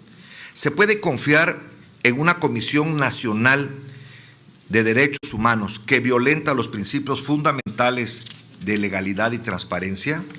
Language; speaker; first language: Spanish; native; Spanish